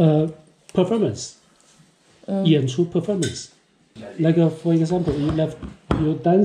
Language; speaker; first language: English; non-native, learner; Chinese